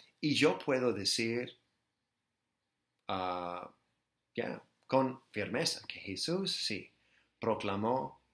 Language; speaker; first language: Spanish; non-native, fluent; English